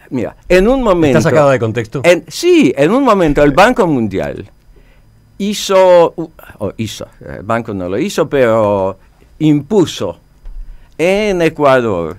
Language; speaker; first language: Spanish; non-native, fluent; Polish